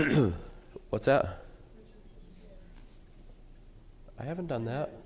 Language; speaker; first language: English; native; English